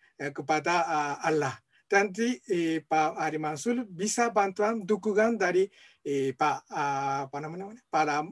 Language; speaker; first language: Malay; non-native, fluent; Japanese